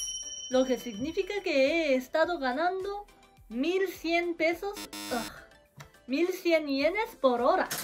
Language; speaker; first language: Spanish; non-native, learner; Japanese